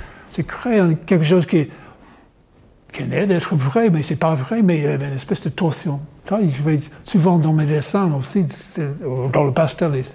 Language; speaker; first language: French; non-native, fluent; English